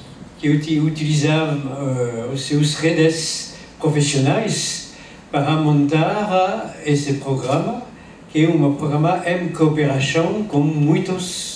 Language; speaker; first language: Portuguese; non-native, learner; French